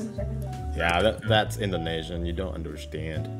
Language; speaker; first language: English; non-native, fluent; Indonesian